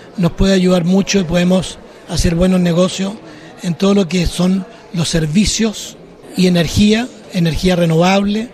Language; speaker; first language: Spanish; native; Spanish